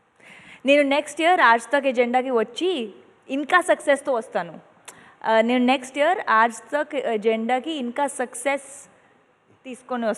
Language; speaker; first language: Telugu; non-native, learner; Punjabi